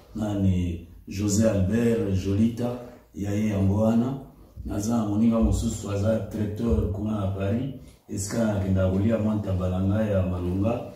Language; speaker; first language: Lingala; native; Lingala